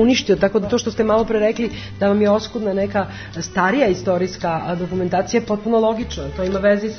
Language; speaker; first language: Serbian; native; Serbian